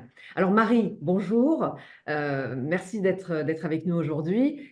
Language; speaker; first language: French; native; French